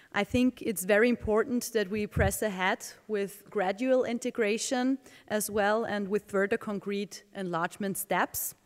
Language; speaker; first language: English; non-native, fluent; German